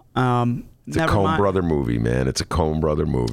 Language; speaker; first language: English; native; English